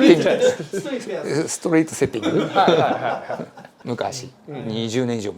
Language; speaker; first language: Japanese; native; Japanese